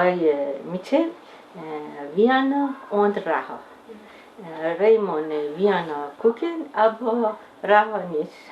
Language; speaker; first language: German; non-native, learner; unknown